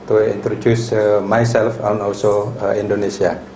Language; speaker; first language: English; non-native, fluent; Indonesian